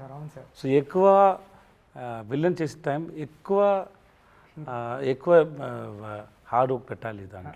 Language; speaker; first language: Telugu; non-native, learner; Tamil